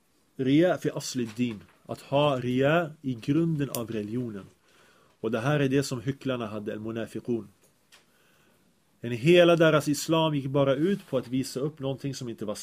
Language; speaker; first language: Swedish; early bilingual, other home language; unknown